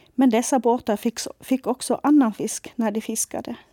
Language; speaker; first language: Swedish; non-native, fluent; Faroese